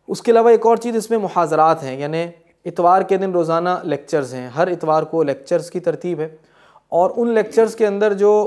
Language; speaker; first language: Urdu; native; Urdu